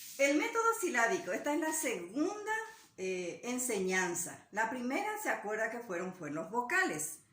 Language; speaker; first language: Spanish; native; Spanish